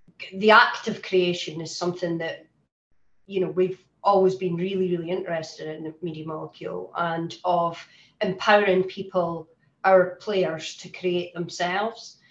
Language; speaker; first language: English; native; English